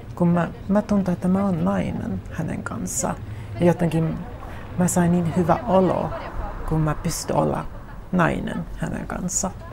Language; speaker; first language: Finnish; non-native, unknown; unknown